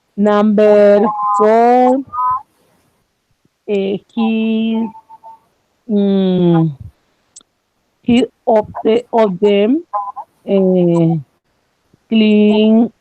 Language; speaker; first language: English; non-native, learner; Spanish